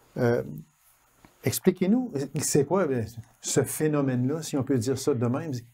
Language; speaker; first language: French; native; French